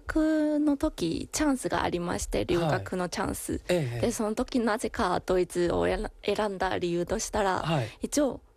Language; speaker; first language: Japanese; non-native, fluent; Chinese